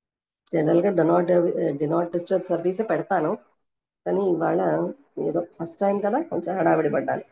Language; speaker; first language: Telugu; native; Telugu